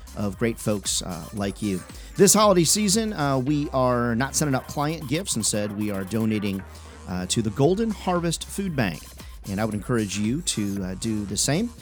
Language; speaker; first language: English; native; English